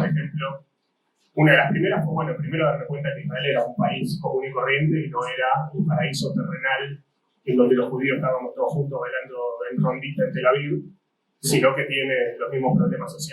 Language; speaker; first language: Spanish; native; Spanish